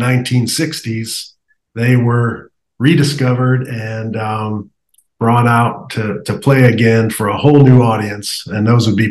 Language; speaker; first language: English; native; English